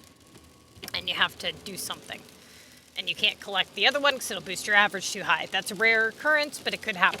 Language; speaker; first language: English; native; English